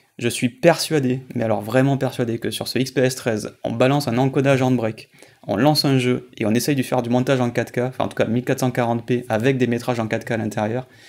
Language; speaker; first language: French; native; French